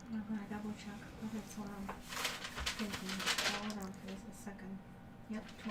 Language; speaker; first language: English; native; English